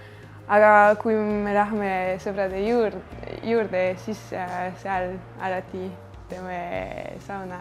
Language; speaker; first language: Estonian; non-native, fluent; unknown